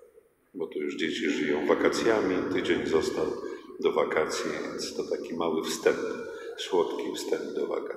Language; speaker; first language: Polish; native; Polish